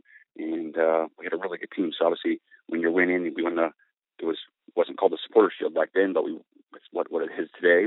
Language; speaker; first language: English; native; English